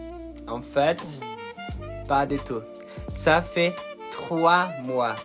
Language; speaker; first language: French; non-native, learner; Portuguese